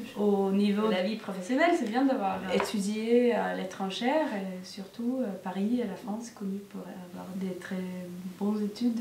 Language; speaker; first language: French; non-native, fluent; Norwegian